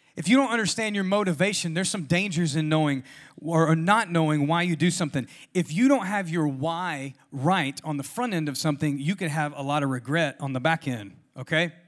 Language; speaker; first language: English; native; English